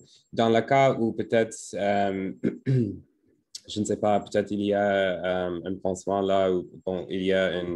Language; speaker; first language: French; non-native, fluent; English